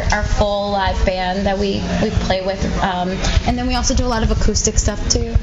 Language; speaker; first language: English; native; English